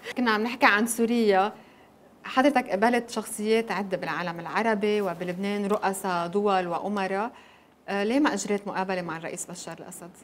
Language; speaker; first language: Arabic; native; Arabic